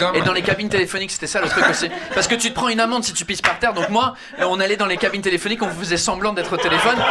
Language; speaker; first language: French; non-native, fluent; English